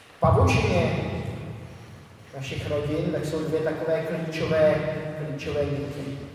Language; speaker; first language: Czech; native; Czech